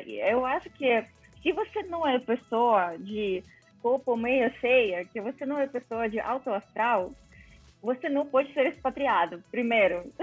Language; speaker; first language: Portuguese; non-native, fluent; Ukrainian